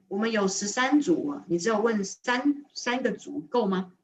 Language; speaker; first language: Chinese; native; Chinese